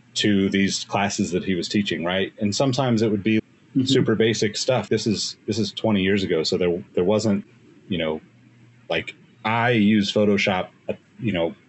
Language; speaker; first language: English; native; English